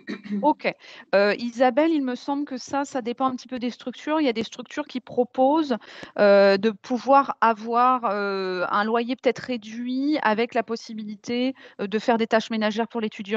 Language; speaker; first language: French; native; French